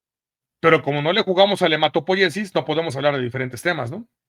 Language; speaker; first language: Spanish; native; Spanish